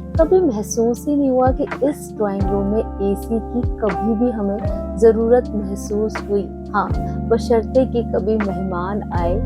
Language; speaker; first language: Hindi; native; Hindi